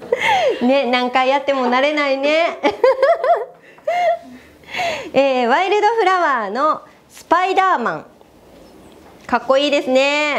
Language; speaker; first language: Japanese; native; Japanese